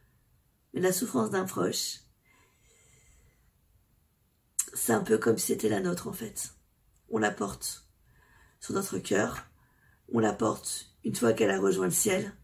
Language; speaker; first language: French; native; French